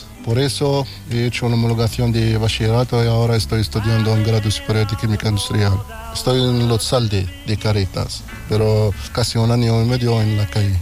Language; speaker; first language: Spanish; non-native, learner; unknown